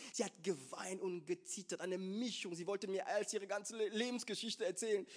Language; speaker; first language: German; non-native, fluent; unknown